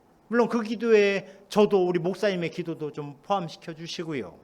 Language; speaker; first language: Korean; native; Korean